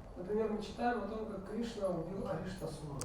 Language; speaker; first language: Russian; native; Russian